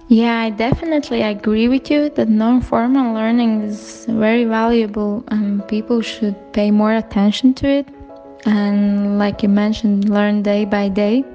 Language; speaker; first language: English; non-native, fluent; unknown